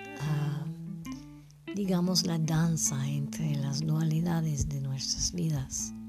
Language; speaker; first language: Spanish; non-native, fluent; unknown